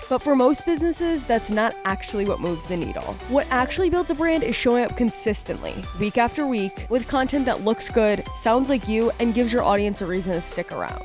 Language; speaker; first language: English; native; English